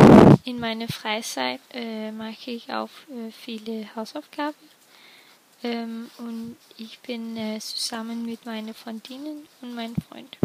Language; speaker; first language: German; non-native, learner; Danish